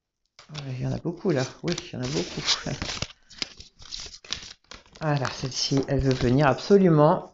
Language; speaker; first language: French; native; French